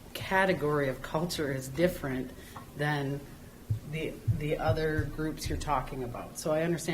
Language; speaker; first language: English; native; English